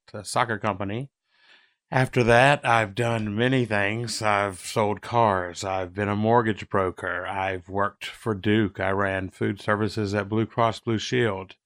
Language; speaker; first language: English; native; English